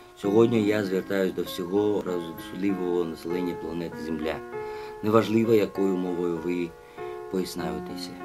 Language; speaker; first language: Ukrainian; non-native, fluent; Russian